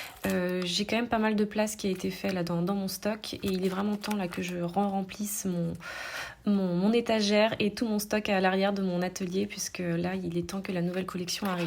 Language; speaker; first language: French; native; French